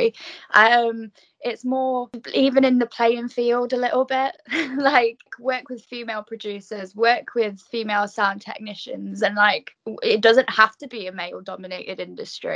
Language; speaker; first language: English; native; English